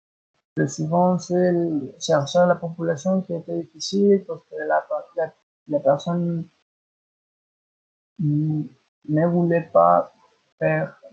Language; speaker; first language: French; non-native, learner; Spanish